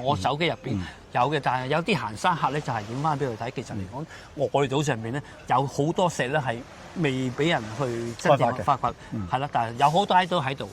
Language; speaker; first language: Cantonese; native; Cantonese